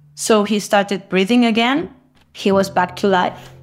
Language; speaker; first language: English; non-native, fluent; Spanish